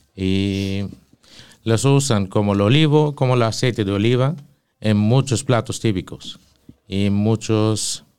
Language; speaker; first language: Spanish; non-native, fluent; Arabic